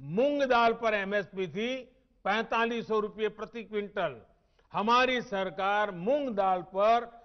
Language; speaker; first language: Hindi; non-native, local second language; Gujarati